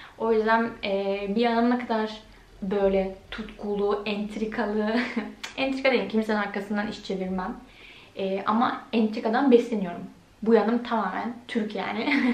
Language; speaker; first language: Turkish; early bilingual, heritage; Turkish